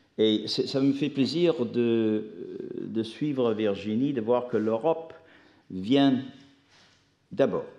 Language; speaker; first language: French; non-native, fluent; English